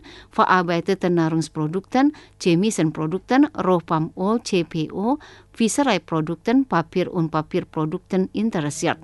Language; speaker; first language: German; non-native, fluent; Indonesian